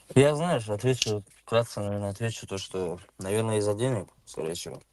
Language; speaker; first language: Russian; non-native, local second language; Avaric